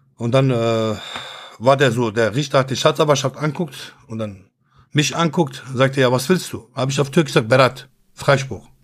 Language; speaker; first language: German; early bilingual, other home language; Kurdish